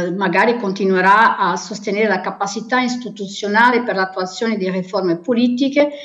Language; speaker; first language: Italian; non-native, fluent; Portuguese